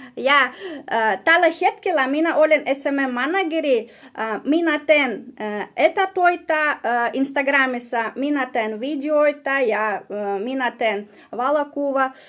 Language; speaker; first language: Finnish; non-native, learner; Russian